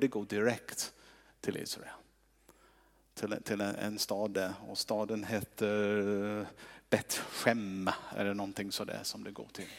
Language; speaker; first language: Swedish; non-native, fluent; English